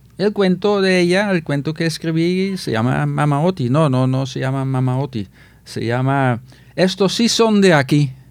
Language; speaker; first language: Spanish; non-native, fluent; Dutch